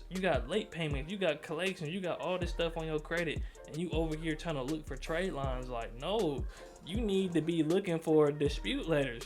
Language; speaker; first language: English; native; English